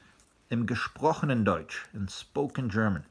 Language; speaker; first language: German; non-native, fluent; English